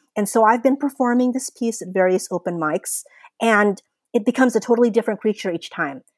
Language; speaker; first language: English; early bilingual, other home language; Filipino